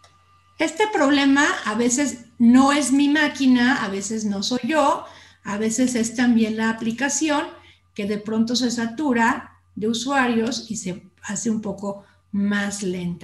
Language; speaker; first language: Spanish; native; Spanish